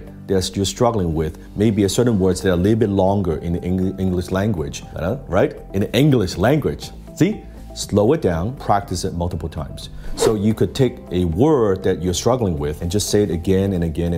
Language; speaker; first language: English; non-native, local second language; Cantonese